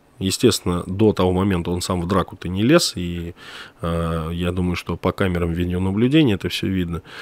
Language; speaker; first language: Russian; native; Russian